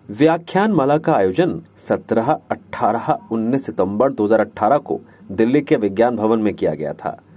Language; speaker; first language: Hindi; native; Hindi